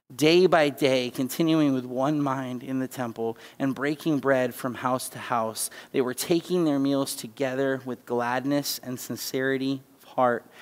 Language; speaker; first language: English; native; English